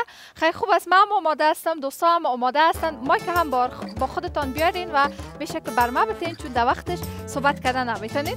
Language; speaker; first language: Persian; native; Persian